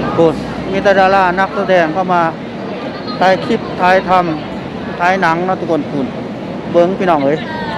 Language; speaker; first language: Thai; native; Thai